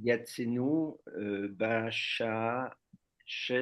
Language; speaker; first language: Hebrew; non-native, learner; French